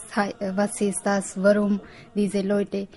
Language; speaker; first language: German; non-native, learner; Punjabi